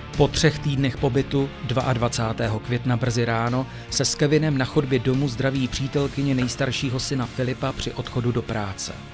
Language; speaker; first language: Czech; native; Czech